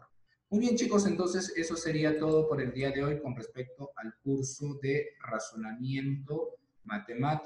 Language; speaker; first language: Spanish; native; Spanish